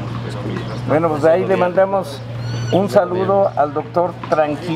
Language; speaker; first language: Spanish; native; Spanish